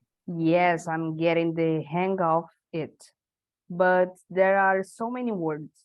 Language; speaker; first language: English; non-native, learner; Portuguese